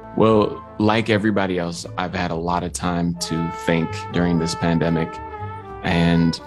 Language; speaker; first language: English; native; English